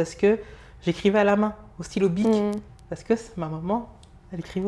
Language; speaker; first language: French; early bilingual, other home language; Lingala